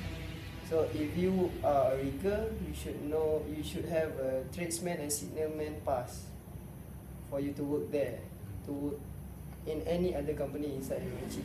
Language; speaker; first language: English; non-native, local second language; Malay